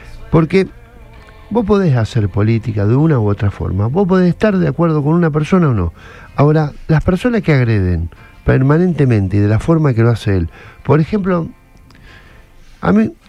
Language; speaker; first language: Spanish; native; Spanish